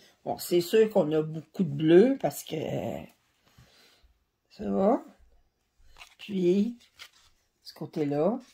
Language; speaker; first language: French; native; French